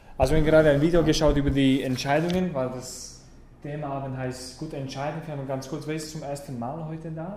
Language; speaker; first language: German; non-native, fluent; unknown